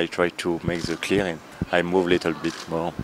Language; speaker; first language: English; non-native, learner; French